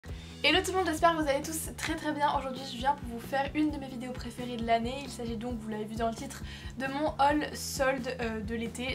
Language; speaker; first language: French; native; French